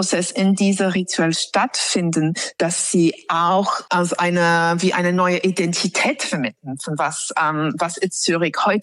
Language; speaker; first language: German; non-native, fluent; English